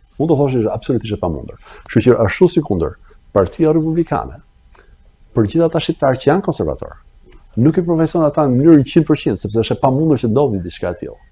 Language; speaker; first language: Albanian; early bilingual, other home language; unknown